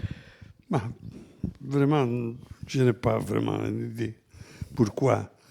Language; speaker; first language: French; non-native, fluent; Italian